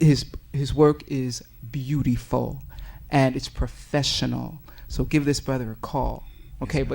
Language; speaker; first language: English; native; English